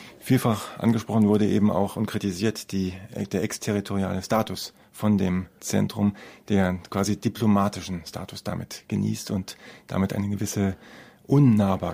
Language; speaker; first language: German; native; German